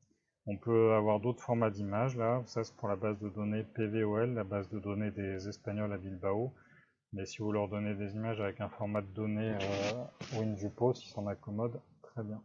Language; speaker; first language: French; native; French